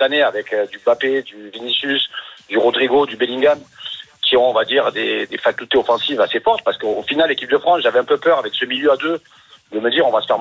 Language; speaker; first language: French; native; French